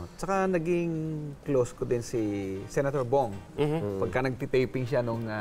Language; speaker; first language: Filipino; non-native, local second language; Maguindanaon